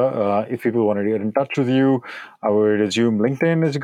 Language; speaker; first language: English; non-native, local second language; Hindi